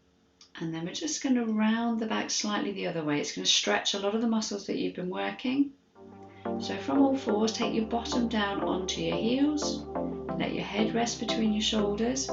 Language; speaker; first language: English; native; English